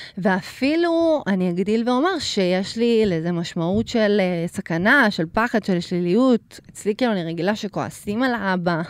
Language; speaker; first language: Hebrew; early bilingual, other home language; Russian